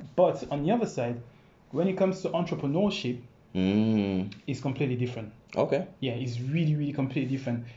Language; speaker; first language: English; non-native, fluent; French